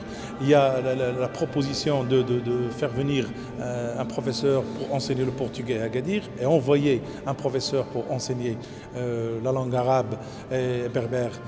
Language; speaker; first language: French; non-native, local second language; Arabic